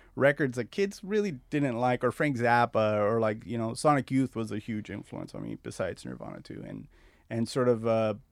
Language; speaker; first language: English; early bilingual, other home language; Spanish